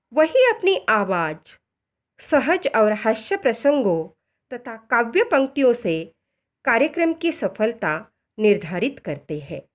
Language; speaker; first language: Hindi; non-native, local second language; Marathi